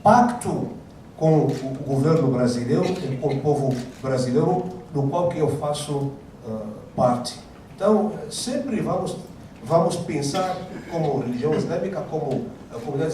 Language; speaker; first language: Portuguese; non-native, fluent; Arabic